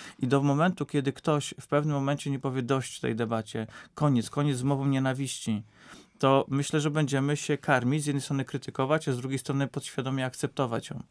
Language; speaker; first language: Polish; native; Polish